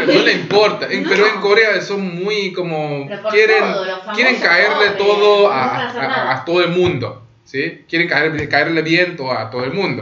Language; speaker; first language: Spanish; early bilingual, other home language; Korean